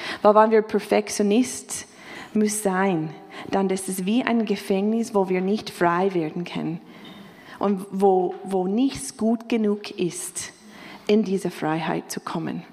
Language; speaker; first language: German; non-native, fluent; English